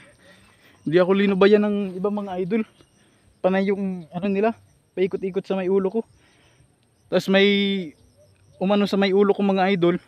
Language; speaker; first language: Filipino; native; Filipino